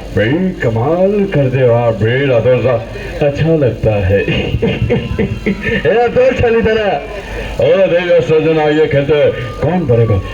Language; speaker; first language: Hindi; non-native, local second language; Marathi